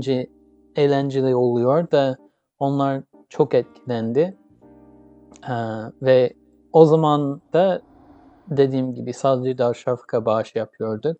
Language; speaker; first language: Turkish; early bilingual, heritage; English